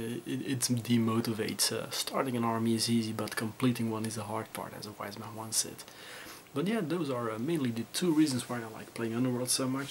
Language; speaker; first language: English; non-native, fluent; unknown